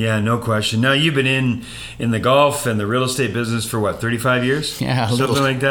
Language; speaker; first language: English; native; English